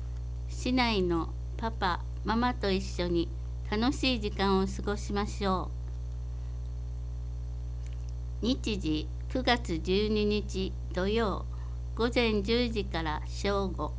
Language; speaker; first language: Japanese; native; Japanese